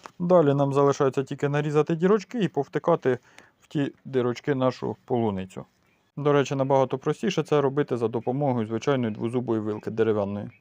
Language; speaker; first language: Ukrainian; non-native, local second language; Russian